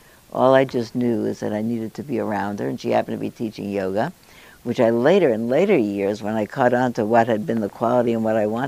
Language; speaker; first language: English; early bilingual, other home language; Yiddish